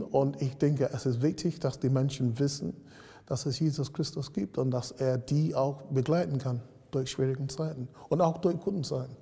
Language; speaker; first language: German; non-native, fluent; English